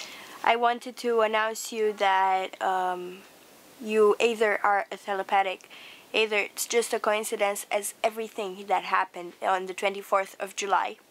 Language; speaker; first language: English; non-native, fluent; Romanian